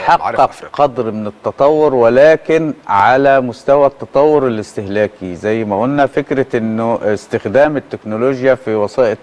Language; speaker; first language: Arabic; native; Arabic